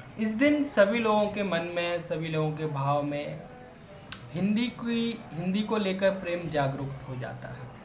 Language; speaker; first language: Hindi; native; Hindi